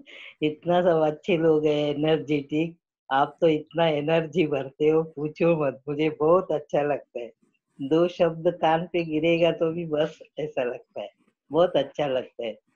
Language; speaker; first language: Hindi; non-native, local second language; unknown